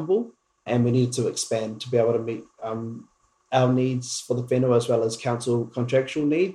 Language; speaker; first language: English; native; English